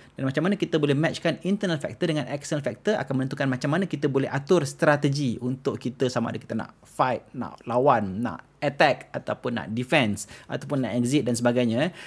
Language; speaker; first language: Malay; native; Malay